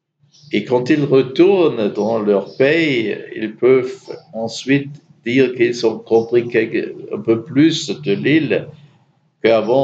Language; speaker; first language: French; non-native, fluent; German